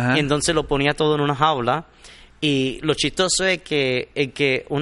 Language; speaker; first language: Spanish; early bilingual, heritage; Spanish